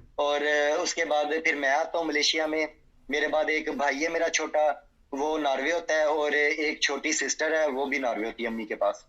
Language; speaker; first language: Urdu; non-native, local second language; Punjabi